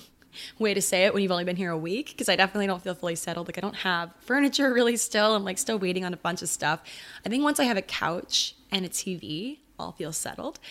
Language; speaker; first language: English; early bilingual, other home language; Italian